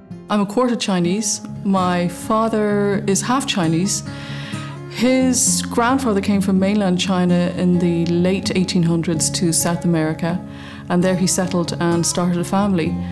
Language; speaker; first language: English; native; English